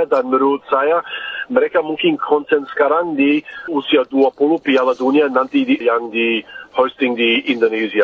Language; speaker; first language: Indonesian; non-native, fluent; English